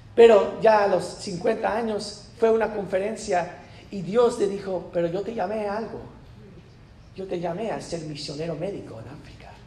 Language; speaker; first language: Spanish; non-native, fluent; English